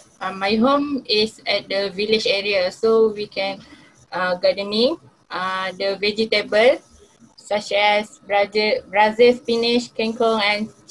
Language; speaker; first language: English; non-native, local second language; Malay